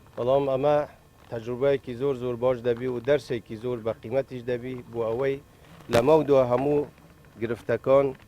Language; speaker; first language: Central Kurdish; non-native, local second language; Kurdish